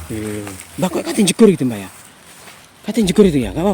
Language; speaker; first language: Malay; non-native, local second language; Javanese